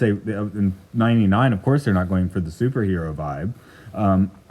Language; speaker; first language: English; native; English